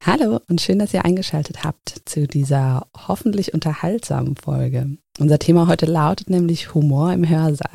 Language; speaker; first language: German; native; German